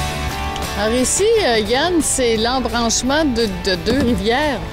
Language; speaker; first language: French; native; French